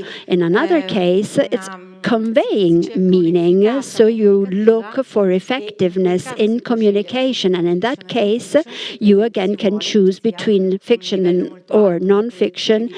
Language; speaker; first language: English; non-native, fluent; Italian